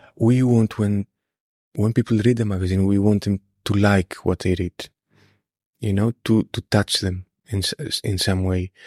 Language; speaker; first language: English; non-native, fluent; Greek